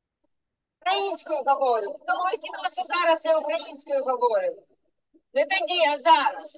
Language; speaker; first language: Ukrainian; non-native, local second language; Russian